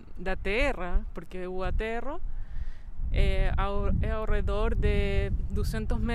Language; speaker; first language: Portuguese; non-native, fluent; Spanish